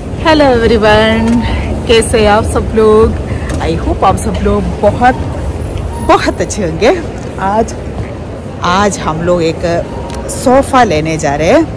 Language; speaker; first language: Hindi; non-native, local second language; Malayalam